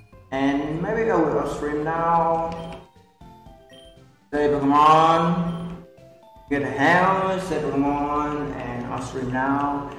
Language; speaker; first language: English; non-native, learner; Vietnamese